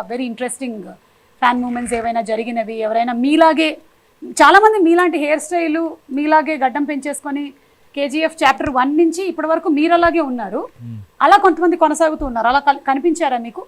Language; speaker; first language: Telugu; native; Telugu